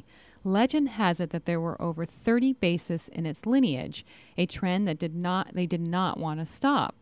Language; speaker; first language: English; native; English